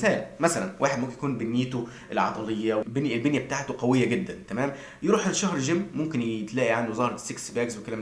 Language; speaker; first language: Arabic; native; Arabic